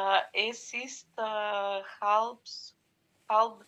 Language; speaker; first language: German; non-native, learner; Macedonian